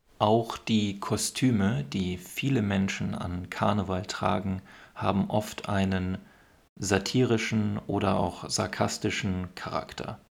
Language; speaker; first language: German; native; German